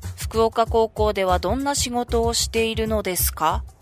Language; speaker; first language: Japanese; native; Japanese